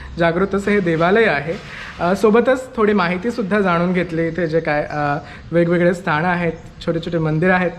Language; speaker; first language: Marathi; native; Marathi